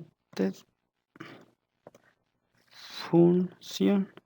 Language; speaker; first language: Spanish; native; Spanish